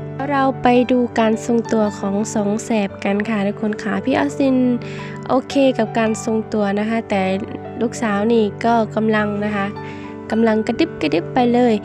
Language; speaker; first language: Thai; native; Thai